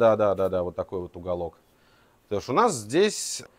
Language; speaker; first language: Russian; native; Russian